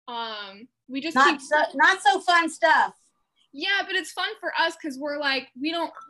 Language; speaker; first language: English; native; English